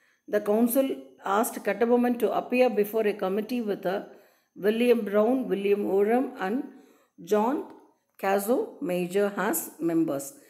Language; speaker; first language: English; non-native, local second language; Tamil